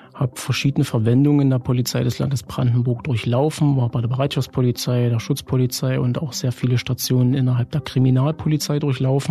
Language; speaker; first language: German; native; German